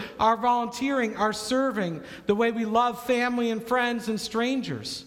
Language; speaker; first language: English; native; English